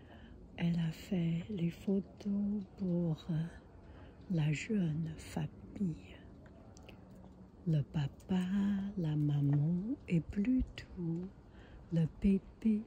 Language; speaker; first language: French; non-native, learner; Chinese